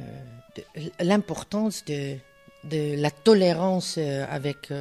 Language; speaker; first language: French; non-native, learner; Dutch